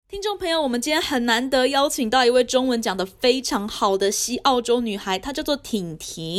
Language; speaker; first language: Chinese; native; Chinese